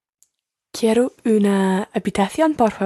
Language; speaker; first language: Spanish; non-native, learner; English